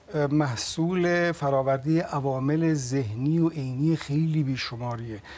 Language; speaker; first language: Persian; native; Persian